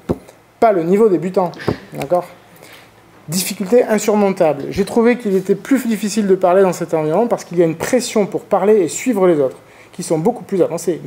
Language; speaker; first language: French; native; French